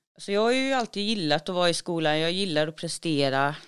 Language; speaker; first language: Swedish; native; Swedish